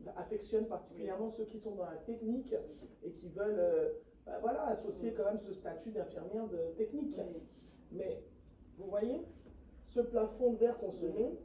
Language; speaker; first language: French; native; French